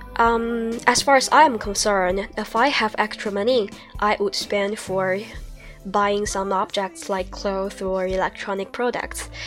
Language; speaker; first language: English; non-native, fluent; Chinese